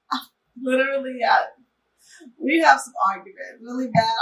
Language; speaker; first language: English; native; English